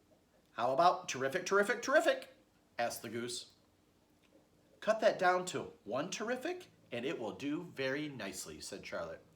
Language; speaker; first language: English; native; English